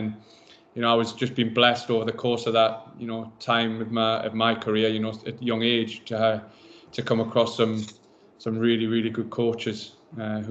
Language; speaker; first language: English; native; English